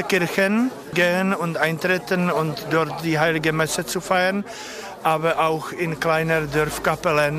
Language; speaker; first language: German; non-native, fluent; Czech